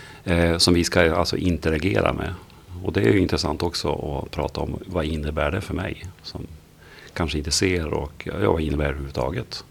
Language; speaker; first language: Swedish; native; Swedish